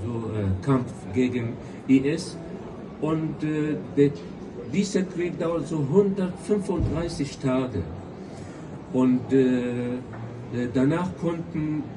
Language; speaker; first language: German; non-native, local second language; Kurdish